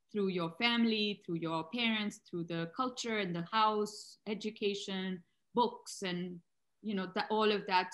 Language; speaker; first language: English; non-native, local second language; Urdu